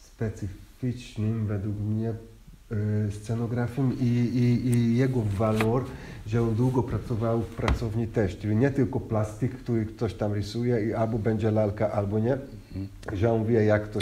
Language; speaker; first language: Polish; non-native, fluent; Hungarian